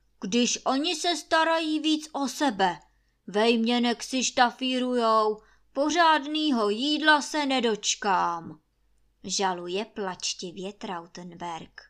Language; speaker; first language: Czech; native; Czech